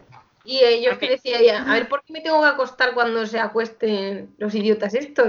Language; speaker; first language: Spanish; native; Spanish